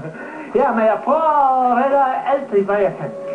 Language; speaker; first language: Danish; non-native, learner; Italian